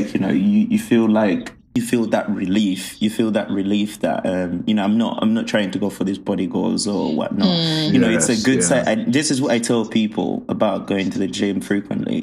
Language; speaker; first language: English; non-native, local second language; Ganda